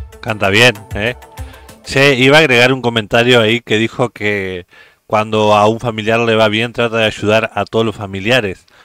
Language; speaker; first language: Spanish; native; Spanish